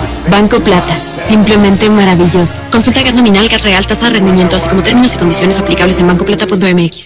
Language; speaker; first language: Spanish; native; Spanish